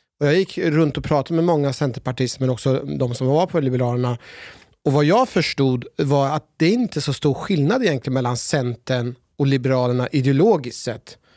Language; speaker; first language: Swedish; early bilingual, other home language; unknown